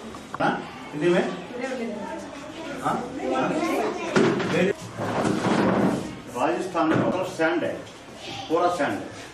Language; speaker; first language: Hindi; non-native, learner; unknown